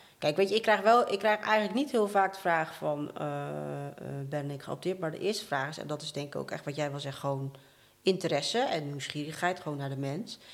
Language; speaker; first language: Dutch; native; Dutch